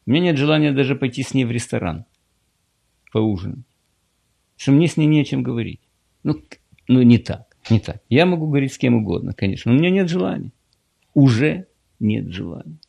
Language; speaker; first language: Russian; native; Russian